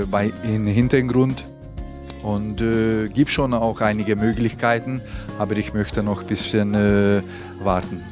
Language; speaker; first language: German; non-native, fluent; Hungarian